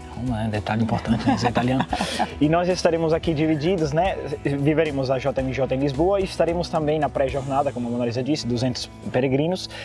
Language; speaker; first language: Portuguese; non-native, fluent; Italian